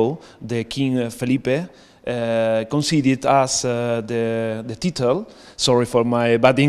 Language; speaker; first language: English; non-native, learner; Spanish